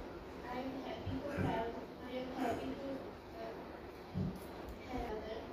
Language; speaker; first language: English; non-native, learner; Bangla